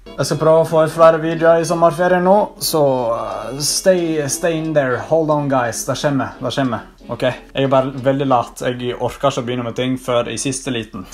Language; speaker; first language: Norwegian; native; Norwegian